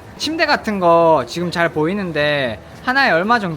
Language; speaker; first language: Korean; native; Korean